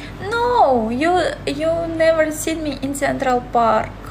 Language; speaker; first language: English; non-native, learner; Russian